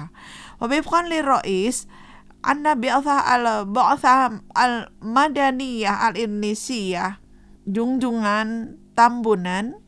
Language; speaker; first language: Arabic; non-native, fluent; Indonesian